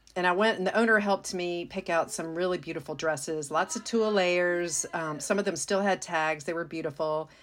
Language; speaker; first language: English; native; English